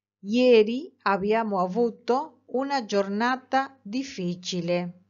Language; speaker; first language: Italian; non-native, fluent; Spanish